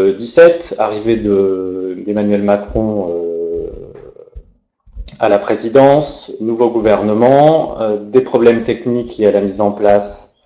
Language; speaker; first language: French; native; French